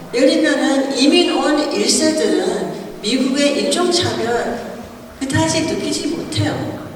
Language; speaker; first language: Korean; early bilingual, heritage; Korean